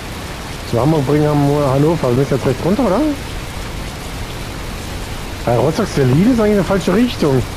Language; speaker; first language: German; native; German